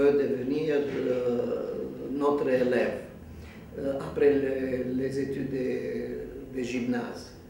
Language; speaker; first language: French; non-native, fluent; Romanian